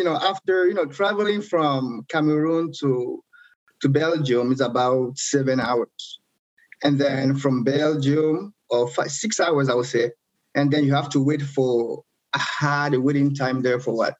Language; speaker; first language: English; non-native, local second language; French